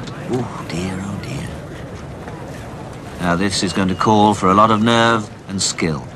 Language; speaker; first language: English; native; English